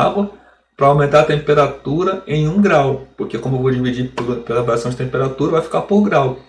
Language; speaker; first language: Portuguese; native; Portuguese